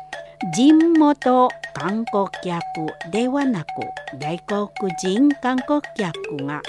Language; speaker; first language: Japanese; non-native, learner; Indonesian